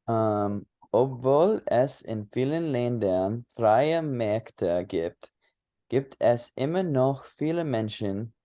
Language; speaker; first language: German; non-native, learner; English